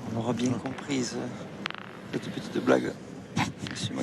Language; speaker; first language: French; native; French